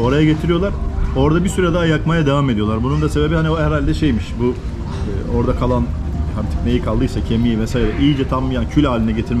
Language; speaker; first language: Turkish; native; Turkish